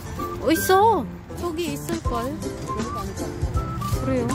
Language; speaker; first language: Korean; non-native, learner; Filipino